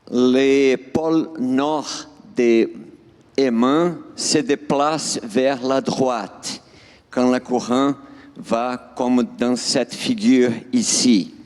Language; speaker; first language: French; non-native, fluent; Portuguese